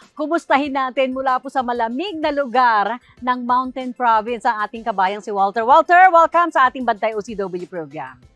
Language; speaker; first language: Filipino; native; Filipino